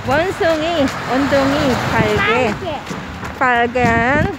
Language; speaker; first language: Korean; non-native, learner; Filipino